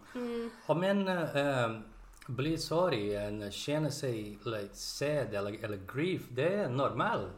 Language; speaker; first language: Swedish; non-native, learner; Portuguese